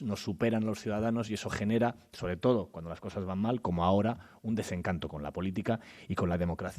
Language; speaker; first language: Spanish; native; Spanish